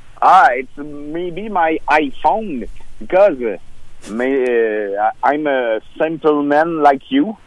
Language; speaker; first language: English; non-native, learner; French